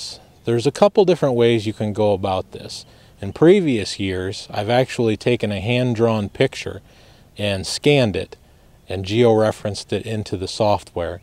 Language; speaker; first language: English; native; English